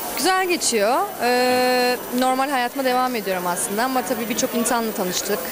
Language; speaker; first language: Turkish; early bilingual, heritage; Turkish